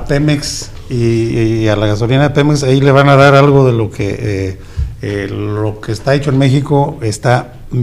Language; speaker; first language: Spanish; native; Spanish